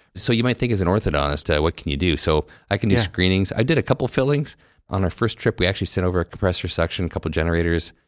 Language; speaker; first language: English; native; English